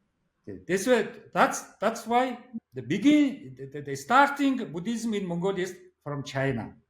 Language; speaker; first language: English; non-native, learner; Mongolian